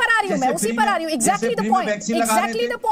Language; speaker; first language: Hindi; native; Hindi